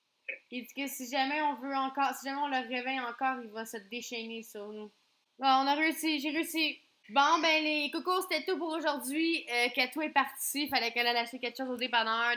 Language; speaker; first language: French; native; French